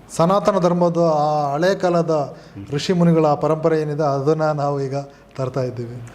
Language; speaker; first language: Kannada; non-native, local second language; Malayalam